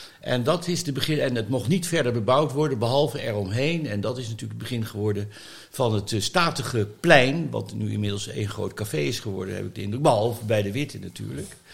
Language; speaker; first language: Dutch; native; Dutch